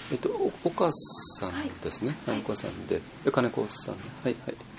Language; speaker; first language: Japanese; native; Japanese